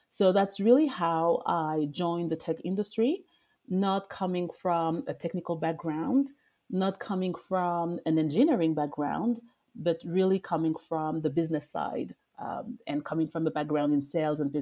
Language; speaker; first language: English; non-native, fluent; French